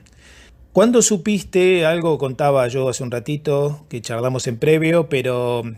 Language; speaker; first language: Spanish; native; Spanish